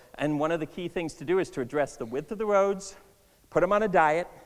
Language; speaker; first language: English; native; English